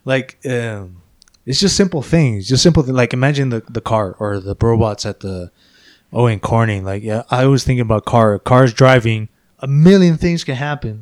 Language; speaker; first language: English; early bilingual, other home language; Spanish